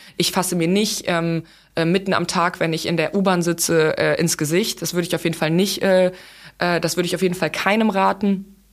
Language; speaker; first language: German; non-native, fluent; Russian